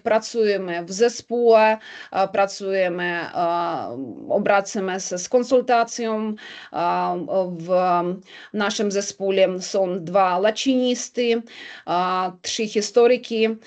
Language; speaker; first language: Polish; non-native, fluent; Belarusian